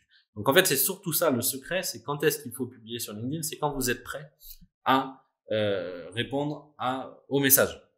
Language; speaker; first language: French; native; French